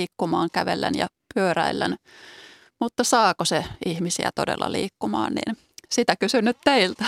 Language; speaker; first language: Finnish; native; Finnish